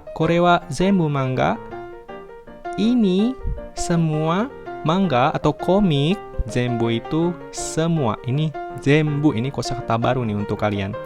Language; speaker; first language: Indonesian; native; Indonesian